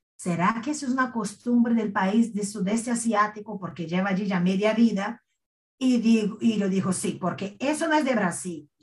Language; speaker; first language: Spanish; non-native, fluent; Portuguese